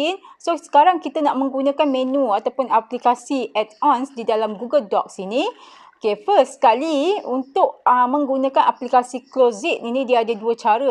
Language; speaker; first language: Malay; native; Malay